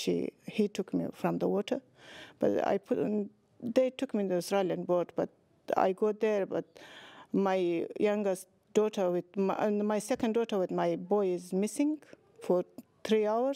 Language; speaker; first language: English; non-native, learner; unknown